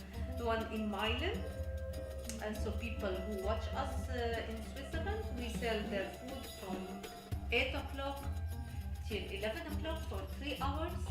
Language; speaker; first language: English; non-native, learner; Arabic